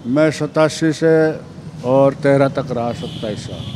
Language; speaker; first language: Hindi; native; Hindi